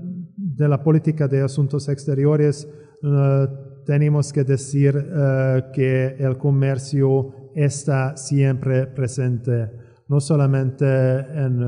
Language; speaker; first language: Spanish; non-native, fluent; Hungarian